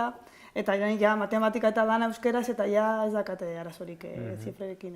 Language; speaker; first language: Basque; non-native, learner; Spanish